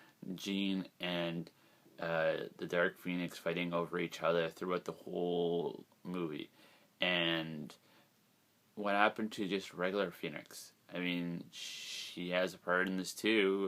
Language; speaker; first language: English; native; English